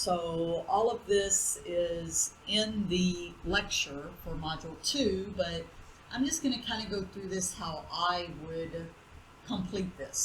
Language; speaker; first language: English; native; English